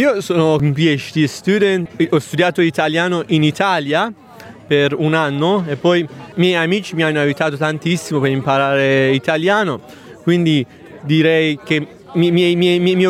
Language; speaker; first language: Italian; non-native, fluent; Persian